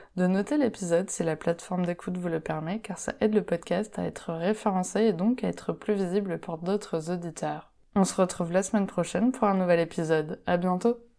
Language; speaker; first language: French; native; French